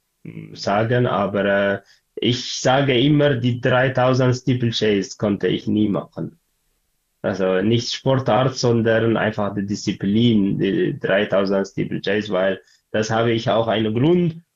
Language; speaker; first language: German; non-native, learner; Tigrinya